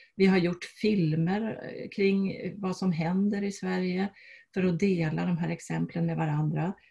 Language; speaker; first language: Swedish; native; Swedish